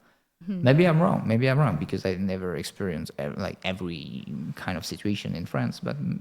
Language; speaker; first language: English; non-native, fluent; French